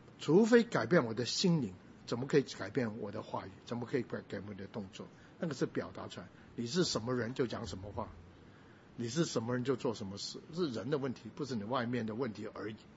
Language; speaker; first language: Chinese; non-native, local second language; Min Nan Chinese